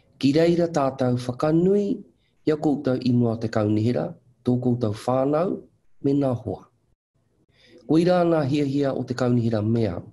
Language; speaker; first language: Māori; native; Māori